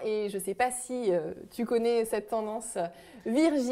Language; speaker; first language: French; native; French